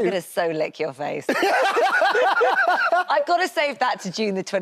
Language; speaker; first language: English; native; English